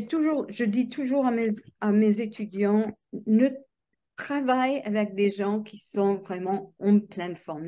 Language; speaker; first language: French; non-native, fluent; English